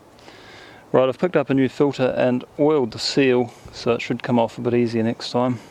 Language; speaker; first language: English; native; English